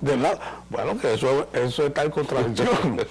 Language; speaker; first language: Spanish; native; Spanish